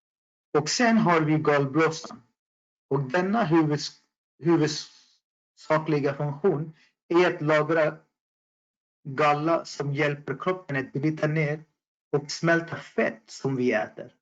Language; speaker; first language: Swedish; non-native, fluent; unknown